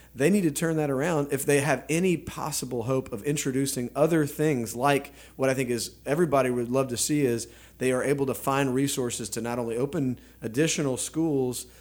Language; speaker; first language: English; native; English